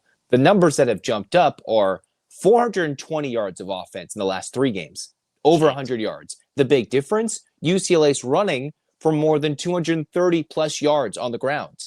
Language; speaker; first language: English; native; English